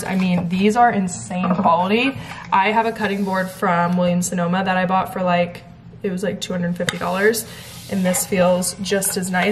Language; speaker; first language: English; native; English